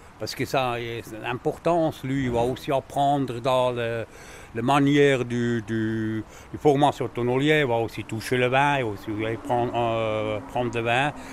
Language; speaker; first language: French; non-native, local second language; Swiss German